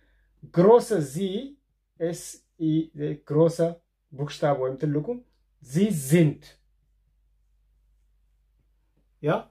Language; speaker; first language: German; non-native, fluent; Amharic